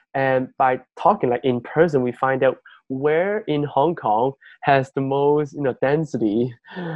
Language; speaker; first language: English; non-native, fluent; Chinese